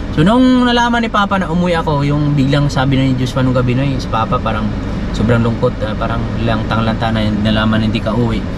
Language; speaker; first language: Filipino; non-native, local second language; Cebuano